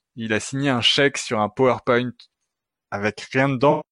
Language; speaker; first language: French; native; French